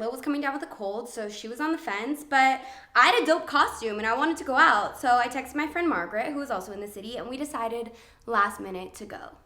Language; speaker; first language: English; native; English